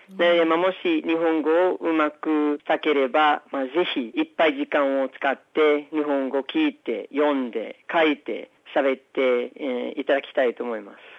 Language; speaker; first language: Japanese; non-native, fluent; English